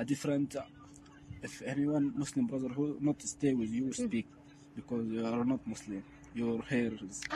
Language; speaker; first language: English; non-native, learner; Arabic